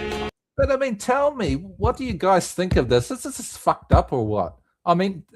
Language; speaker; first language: English; native; English